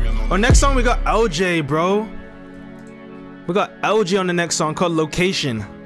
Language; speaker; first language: English; native; English